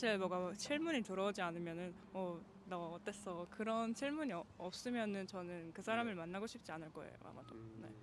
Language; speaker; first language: Korean; non-native, fluent; Georgian